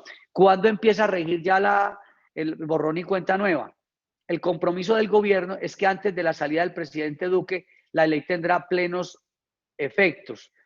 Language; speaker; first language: Spanish; native; Spanish